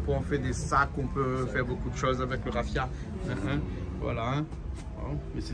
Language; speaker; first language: French; native; French